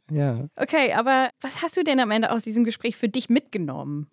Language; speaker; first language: German; non-native, fluent; English